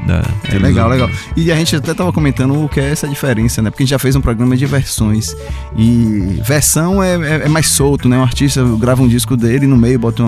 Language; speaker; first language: Portuguese; native; Portuguese